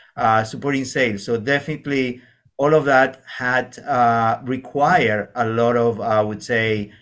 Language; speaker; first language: English; non-native, fluent; Spanish